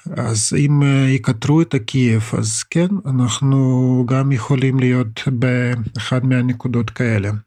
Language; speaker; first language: Hebrew; non-native, fluent; Russian